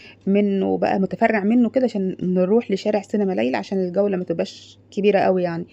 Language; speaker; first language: Arabic; native; Arabic